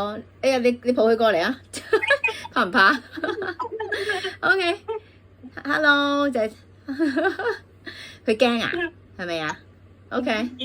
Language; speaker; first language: Cantonese; native; Cantonese